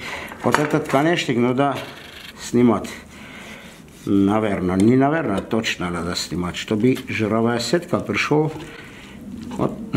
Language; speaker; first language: Russian; non-native, fluent; Armenian